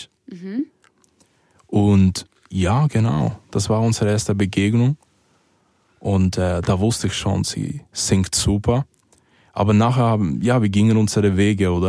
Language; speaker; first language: German; early bilingual, other home language; Spanish